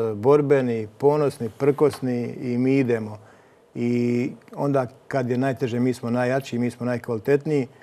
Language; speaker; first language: Croatian; native; Croatian